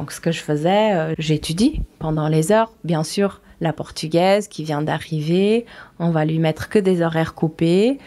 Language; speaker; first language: French; non-native, fluent; Portuguese